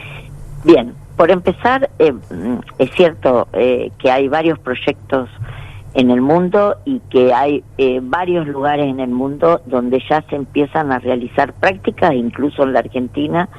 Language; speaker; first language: Spanish; native; Spanish